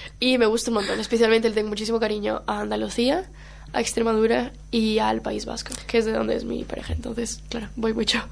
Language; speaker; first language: Spanish; non-native, local second language; Portuguese